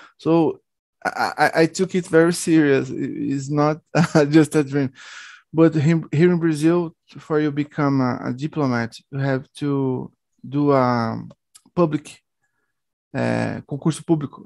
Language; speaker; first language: English; non-native, learner; Portuguese